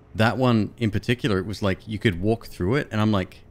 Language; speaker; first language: English; native; English